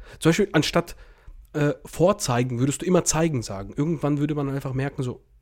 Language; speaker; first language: German; early bilingual, other home language; Russian